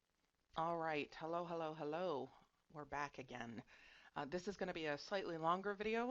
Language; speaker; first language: English; native; English